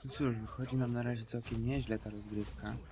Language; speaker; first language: Polish; native; Polish